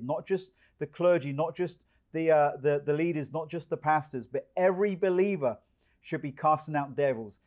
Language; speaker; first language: English; native; English